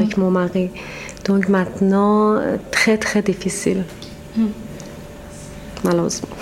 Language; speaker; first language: French; non-native, learner; Persian